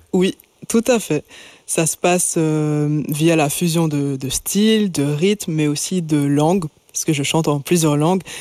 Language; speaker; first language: French; native; French